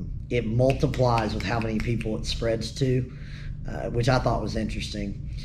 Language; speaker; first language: English; native; English